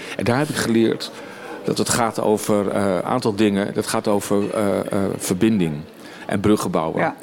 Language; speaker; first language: Dutch; native; Dutch